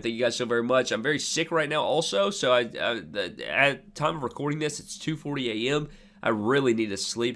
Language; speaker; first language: English; native; English